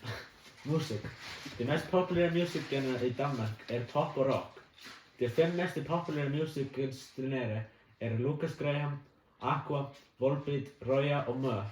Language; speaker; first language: Danish; non-native, learner; Icelandic